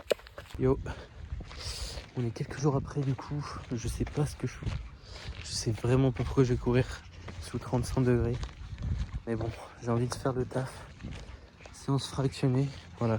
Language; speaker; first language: French; native; French